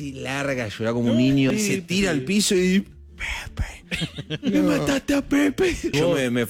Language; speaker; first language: Spanish; native; Spanish